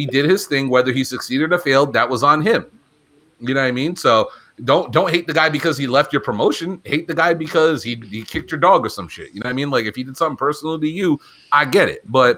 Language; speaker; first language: English; native; English